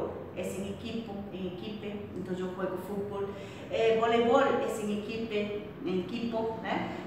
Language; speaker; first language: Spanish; non-native, fluent; Portuguese